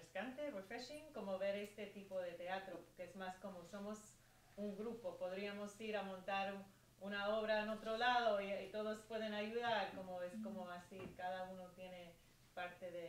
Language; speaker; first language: Spanish; early bilingual, heritage; Spanish